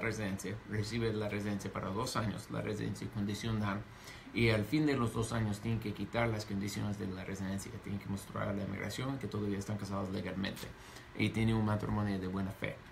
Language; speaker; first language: Spanish; non-native, fluent; English